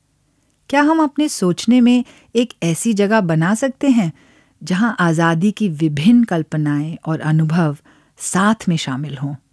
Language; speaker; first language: Hindi; native; Hindi